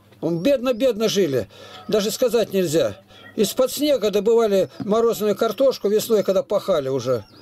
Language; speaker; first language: Russian; native; Russian